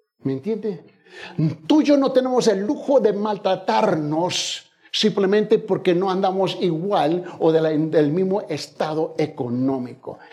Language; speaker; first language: Spanish; early bilingual, heritage; Spanish